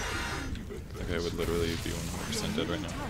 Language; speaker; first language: English; native; English